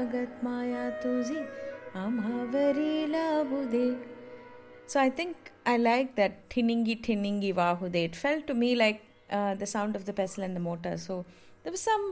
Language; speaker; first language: English; non-native, local second language; Tamil